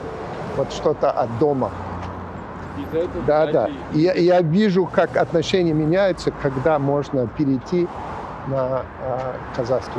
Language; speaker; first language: Russian; non-native, fluent; English